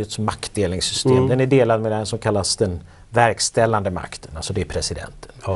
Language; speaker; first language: Swedish; native; Swedish